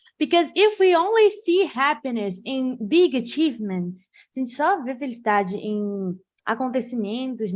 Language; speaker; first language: Portuguese; native; Portuguese